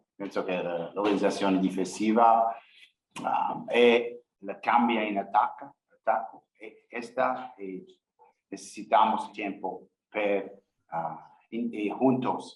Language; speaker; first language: Spanish; non-native, learner; English